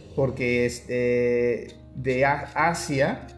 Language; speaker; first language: Spanish; non-native, learner; English